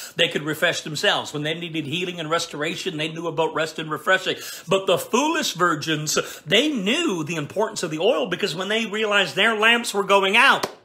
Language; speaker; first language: English; native; English